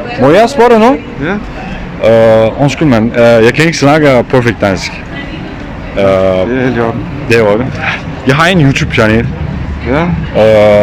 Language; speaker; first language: Danish; non-native, learner; Turkish